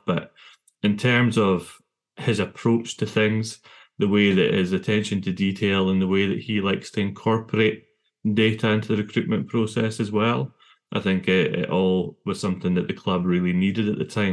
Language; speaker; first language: English; native; English